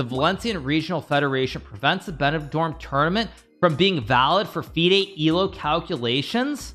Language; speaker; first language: English; native; English